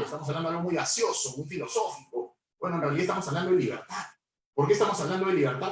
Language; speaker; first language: Spanish; native; Spanish